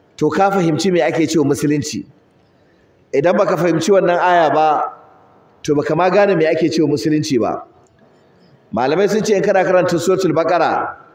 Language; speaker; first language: Hausa; native; Hausa